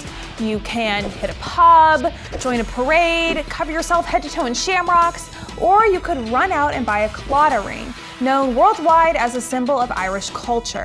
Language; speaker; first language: English; native; English